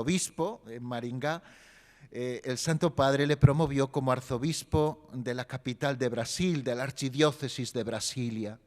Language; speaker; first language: Spanish; native; Spanish